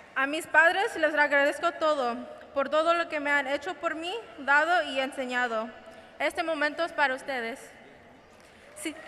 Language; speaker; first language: Spanish; early bilingual, heritage; Spanish